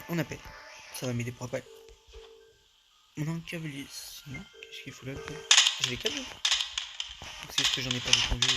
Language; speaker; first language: French; native; French